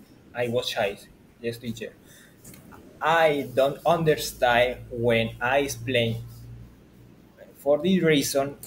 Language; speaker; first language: English; non-native, learner; Spanish